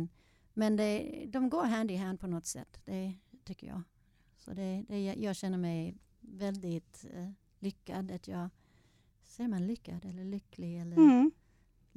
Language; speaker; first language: Swedish; non-native, fluent; English